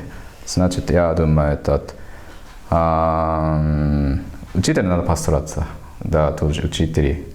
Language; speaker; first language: Russian; non-native, learner; Japanese